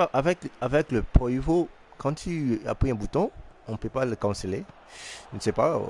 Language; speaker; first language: French; non-native, fluent; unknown